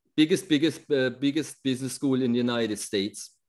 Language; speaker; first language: English; non-native, fluent; German